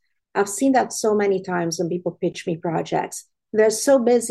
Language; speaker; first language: English; non-native, fluent; Italian